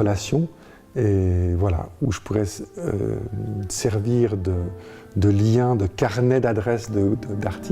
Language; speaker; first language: French; native; French